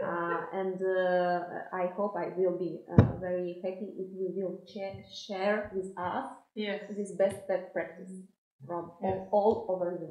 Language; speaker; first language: English; non-native, fluent; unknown